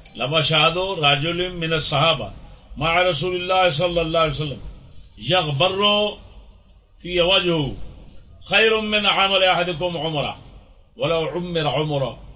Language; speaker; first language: Arabic; non-native, fluent; Urdu